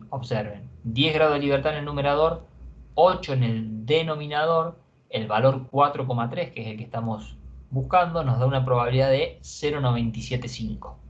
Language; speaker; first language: Spanish; native; Spanish